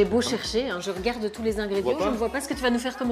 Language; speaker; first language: French; native; French